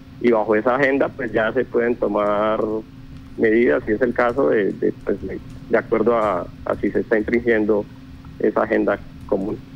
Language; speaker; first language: Spanish; native; Spanish